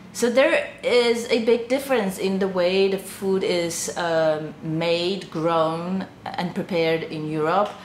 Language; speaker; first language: English; non-native, fluent; Polish